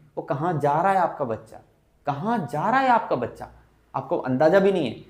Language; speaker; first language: Hindi; native; Hindi